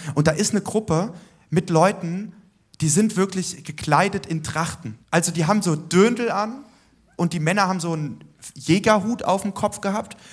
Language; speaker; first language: German; native; German